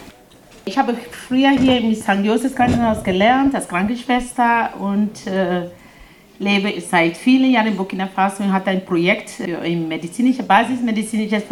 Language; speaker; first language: German; non-native, fluent; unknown